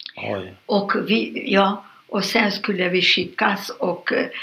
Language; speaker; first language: Swedish; non-native, fluent; Romanian